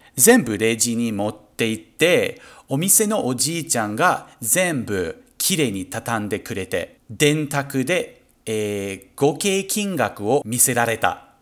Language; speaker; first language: Japanese; non-native, fluent; English